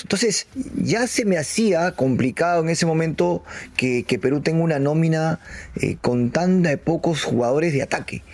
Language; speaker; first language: Spanish; native; Spanish